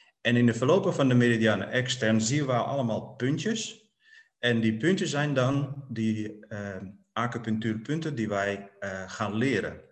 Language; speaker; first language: Dutch; non-native, fluent; Portuguese